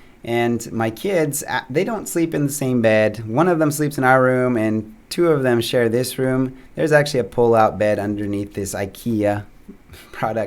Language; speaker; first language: English; native; English